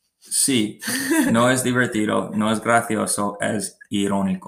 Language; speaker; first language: Spanish; non-native, learner; English